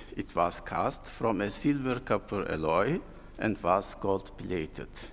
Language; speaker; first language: English; non-native, fluent; Turkish